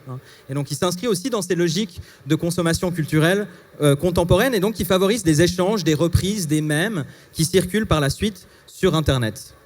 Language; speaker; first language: French; native; French